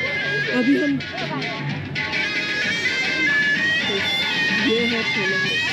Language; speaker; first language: Hindi; non-native, fluent; Turkish